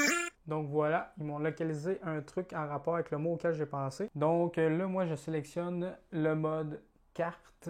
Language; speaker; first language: French; native; French